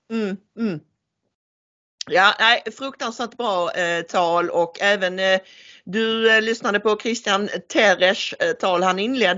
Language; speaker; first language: Swedish; native; Swedish